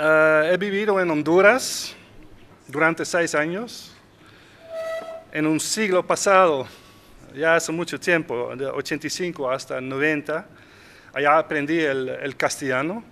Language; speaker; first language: Spanish; non-native, fluent; Dutch